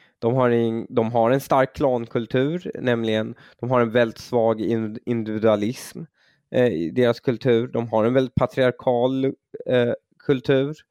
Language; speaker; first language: Swedish; early bilingual, other home language; Persian